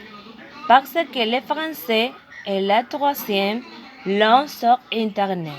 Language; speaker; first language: French; non-native, learner; Spanish